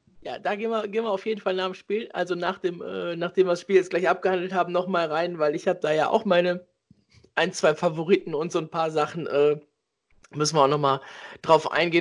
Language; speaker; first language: German; native; German